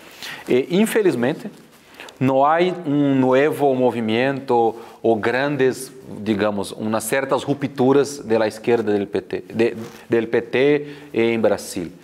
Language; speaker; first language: Spanish; non-native, fluent; Portuguese